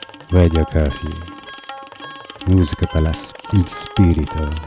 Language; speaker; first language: Italian; non-native, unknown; English